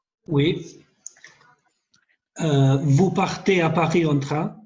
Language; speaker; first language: French; non-native, learner; Albanian